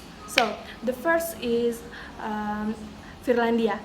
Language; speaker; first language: English; non-native, learner; Indonesian